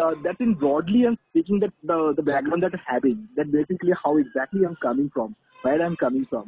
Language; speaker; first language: English; non-native, local second language; Bangla